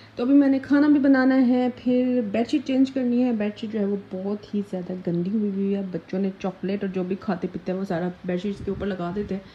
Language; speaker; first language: Urdu; native; Urdu